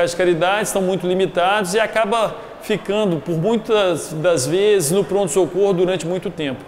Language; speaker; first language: Portuguese; native; Portuguese